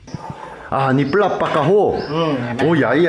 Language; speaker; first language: Thai; non-native, learner; Korean